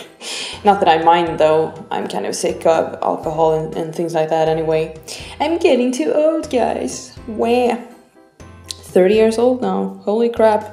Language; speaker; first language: English; non-native, fluent; Swedish